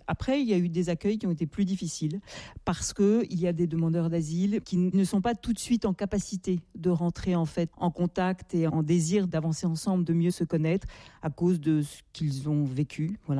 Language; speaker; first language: French; native; French